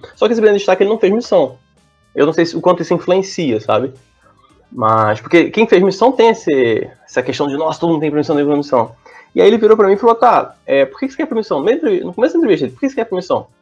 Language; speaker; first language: Portuguese; native; Portuguese